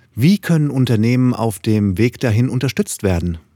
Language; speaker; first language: German; native; German